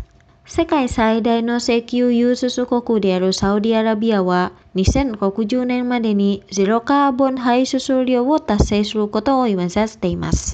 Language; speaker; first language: Japanese; non-native, fluent; Indonesian